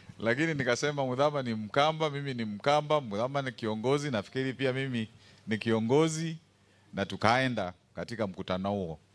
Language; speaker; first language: Swahili; non-native, local second language; Kamba